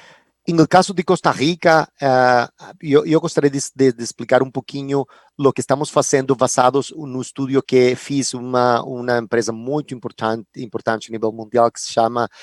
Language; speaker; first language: Portuguese; non-native, fluent; Spanish